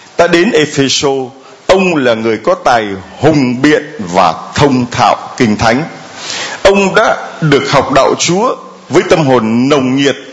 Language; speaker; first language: Vietnamese; native; Vietnamese